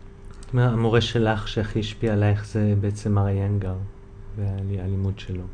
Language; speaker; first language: Hebrew; native; Hebrew